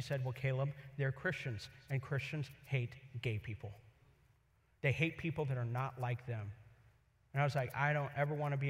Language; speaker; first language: English; native; English